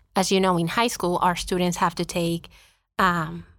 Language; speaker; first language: English; non-native, fluent; Spanish